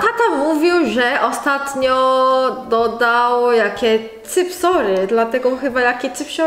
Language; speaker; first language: Polish; non-native, learner; Korean